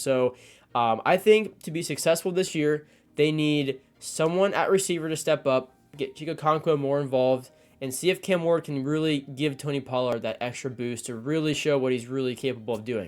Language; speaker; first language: English; native; English